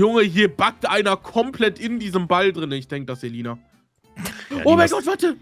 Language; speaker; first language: German; native; German